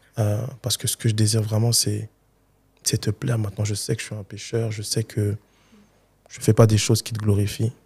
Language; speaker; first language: French; early bilingual, other home language; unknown